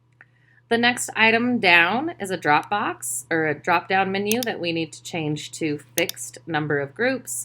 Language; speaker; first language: English; native; English